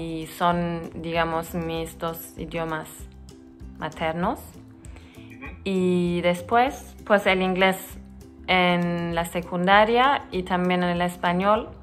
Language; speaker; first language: Spanish; non-native, fluent; Turkish